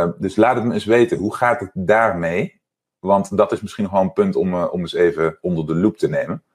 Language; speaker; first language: Dutch; native; Dutch